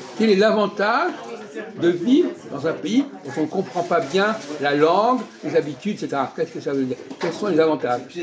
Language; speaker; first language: French; native; French